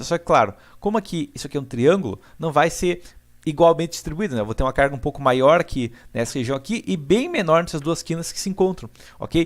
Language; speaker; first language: Portuguese; native; Portuguese